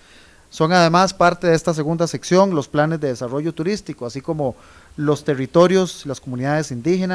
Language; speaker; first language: Spanish; native; Spanish